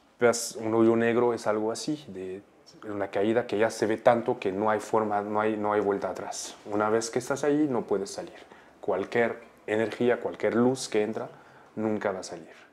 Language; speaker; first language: Spanish; non-native, fluent; Arabic